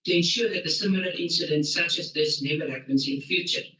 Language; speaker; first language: English; non-native, local second language; Afrikaans